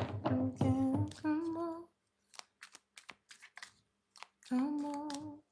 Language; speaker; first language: English; native; English